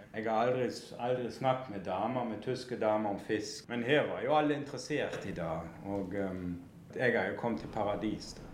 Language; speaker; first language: Norwegian; non-native, fluent; German